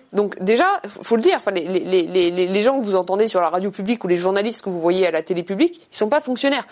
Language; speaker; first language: French; native; French